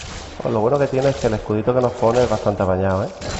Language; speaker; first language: Spanish; native; Spanish